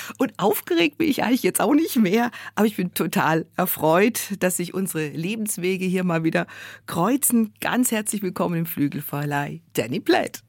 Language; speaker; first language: German; native; German